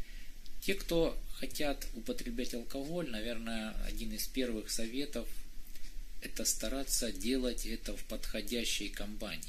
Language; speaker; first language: Russian; native; Russian